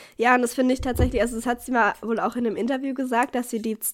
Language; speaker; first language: German; native; German